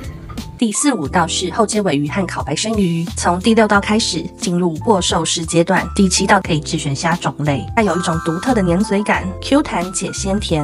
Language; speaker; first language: Chinese; native; Chinese